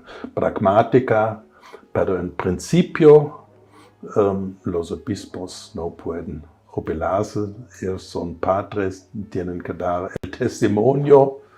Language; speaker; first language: Spanish; non-native, fluent; German